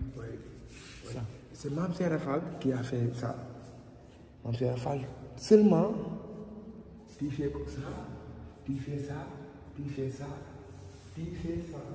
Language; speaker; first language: French; non-native, local second language; Wolof